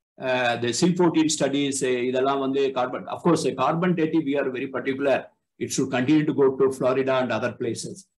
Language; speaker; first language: English; non-native, local second language; Tamil